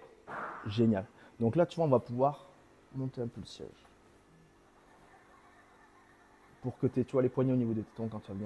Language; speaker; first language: French; native; French